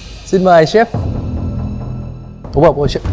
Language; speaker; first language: Vietnamese; early bilingual, heritage; English